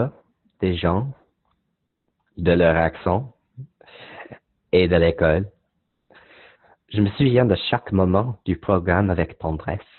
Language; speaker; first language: French; non-native, learner; English